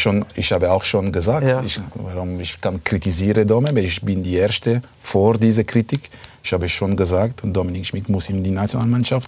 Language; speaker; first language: German; non-native, fluent; Italian